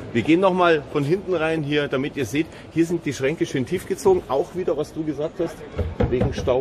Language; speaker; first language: German; native; German